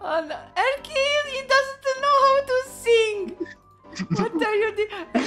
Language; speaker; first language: English; non-native, fluent; Italian